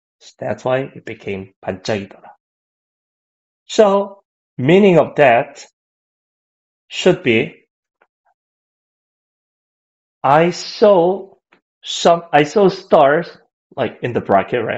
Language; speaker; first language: English; non-native, fluent; Korean